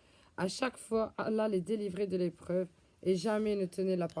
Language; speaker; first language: French; native; French